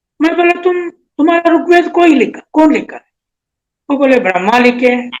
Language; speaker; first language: Hindi; non-native, local second language; Telugu